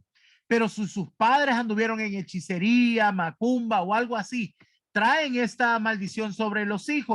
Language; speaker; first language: Spanish; native; Spanish